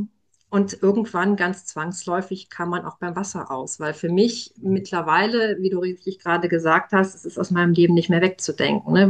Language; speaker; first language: German; native; German